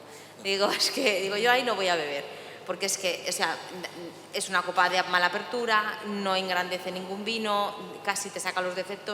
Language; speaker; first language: Spanish; native; Spanish